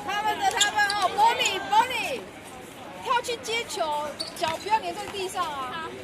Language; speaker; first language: Chinese; native; Chinese